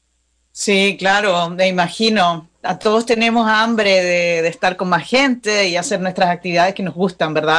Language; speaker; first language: Spanish; native; Spanish